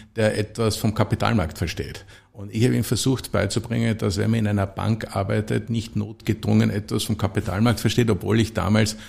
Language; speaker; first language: German; native; German